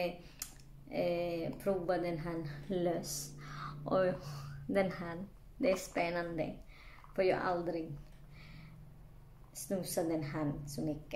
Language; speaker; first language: Swedish; non-native, learner; Filipino